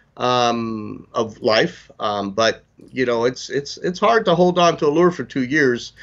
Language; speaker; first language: English; native; English